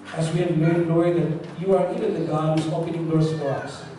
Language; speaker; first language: English; non-native, local second language; Filipino